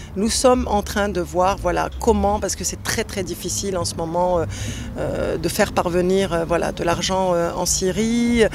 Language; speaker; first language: French; non-native, local second language; Arabic